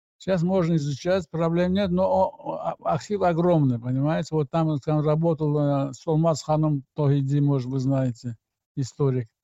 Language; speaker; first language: Russian; non-native, local second language; Azerbaijani